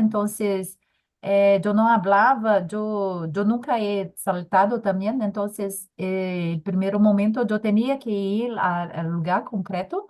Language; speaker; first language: Spanish; non-native, learner; Portuguese